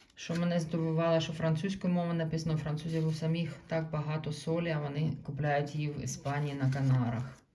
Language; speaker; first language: Ukrainian; native; Ukrainian